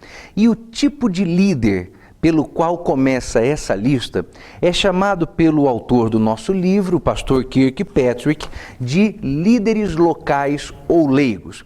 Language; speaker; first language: Portuguese; native; Portuguese